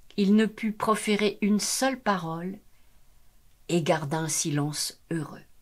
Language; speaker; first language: French; native; French